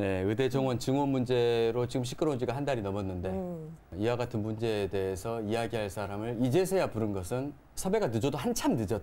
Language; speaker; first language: Korean; native; Korean